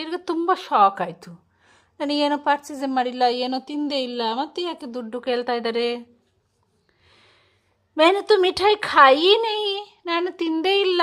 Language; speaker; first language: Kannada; non-native, local second language; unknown